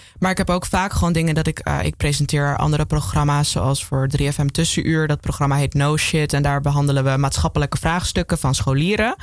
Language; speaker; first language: Dutch; native; Dutch